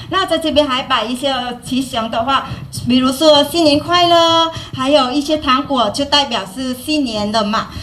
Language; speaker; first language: Chinese; non-native, fluent; Vietnamese